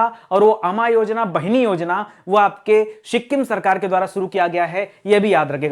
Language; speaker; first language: Hindi; native; Hindi